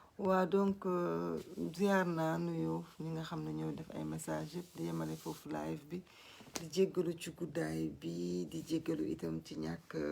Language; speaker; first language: Wolof; non-native, local second language; Fula